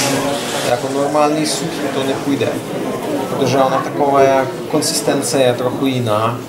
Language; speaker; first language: Czech; non-native, learner; Russian